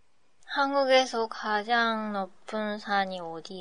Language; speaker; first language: Korean; non-native, learner; Japanese